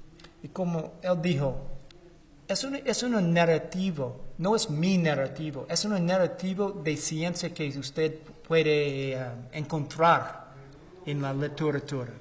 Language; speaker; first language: Spanish; non-native, learner; English